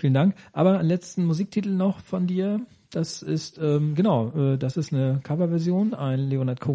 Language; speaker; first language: German; native; German